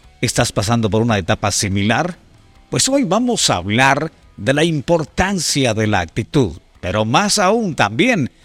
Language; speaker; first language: Spanish; native; Spanish